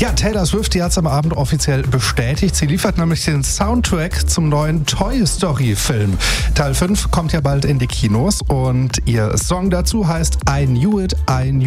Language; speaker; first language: German; native; German